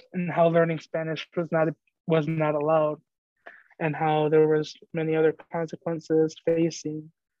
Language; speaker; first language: English; native; English